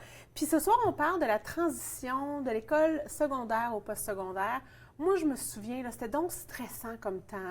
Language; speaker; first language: French; native; French